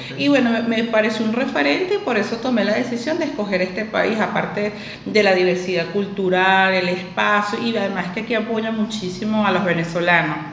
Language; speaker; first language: Spanish; native; Spanish